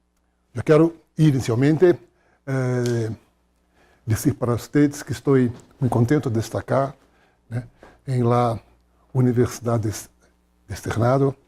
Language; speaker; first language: Spanish; non-native, fluent; Portuguese